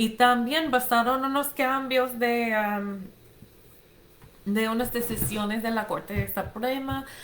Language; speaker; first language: Spanish; non-native, fluent; English